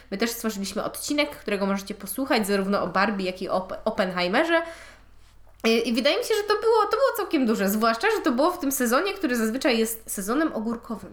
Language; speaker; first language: Polish; native; Polish